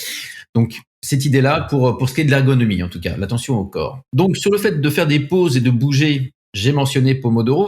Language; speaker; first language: French; native; French